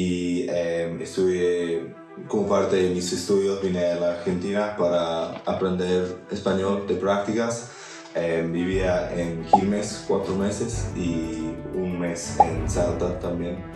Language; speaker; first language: Spanish; non-native, fluent; English